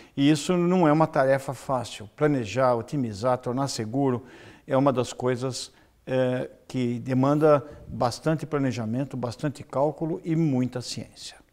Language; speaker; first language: Portuguese; native; Portuguese